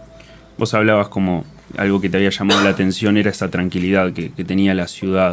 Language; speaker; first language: Spanish; native; Spanish